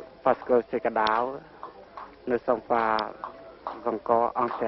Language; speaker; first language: French; non-native, local second language; Khmer